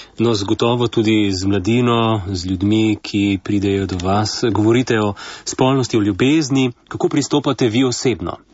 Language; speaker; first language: Slovenian; native; Slovenian